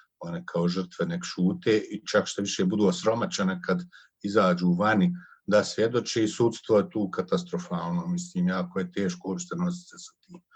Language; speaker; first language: Bosnian; native; Bosnian